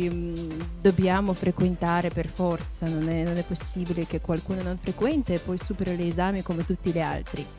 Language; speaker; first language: Italian; non-native, fluent; Russian